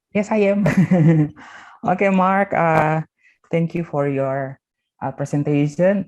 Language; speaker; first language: English; non-native, learner; Indonesian